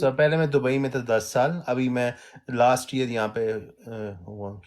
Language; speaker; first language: Urdu; native; Urdu